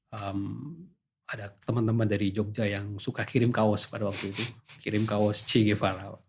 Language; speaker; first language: Indonesian; non-native, local second language; Achinese